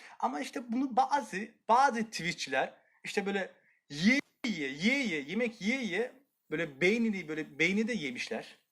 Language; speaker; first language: Turkish; native; Turkish